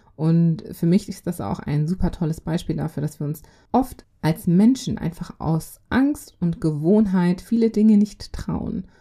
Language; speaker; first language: German; native; German